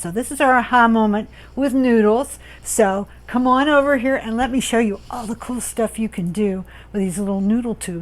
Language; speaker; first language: English; native; English